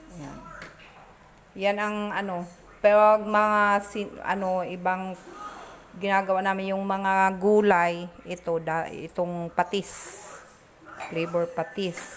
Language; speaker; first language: Filipino; non-native, local second language; Bikol